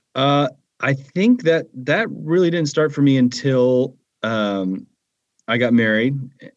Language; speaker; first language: English; native; English